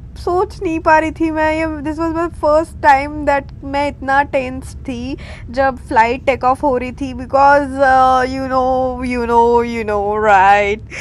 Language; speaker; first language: Hindi; non-native, local second language; Marathi